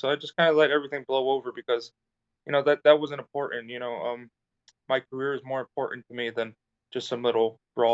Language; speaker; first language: English; native; English